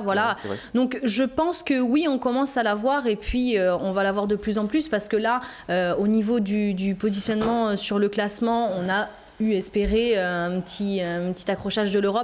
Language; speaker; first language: French; native; French